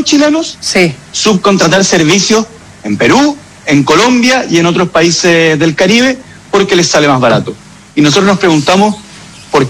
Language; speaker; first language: Spanish; native; Spanish